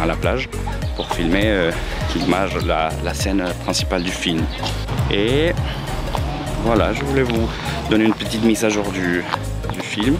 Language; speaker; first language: French; non-native, fluent; Spanish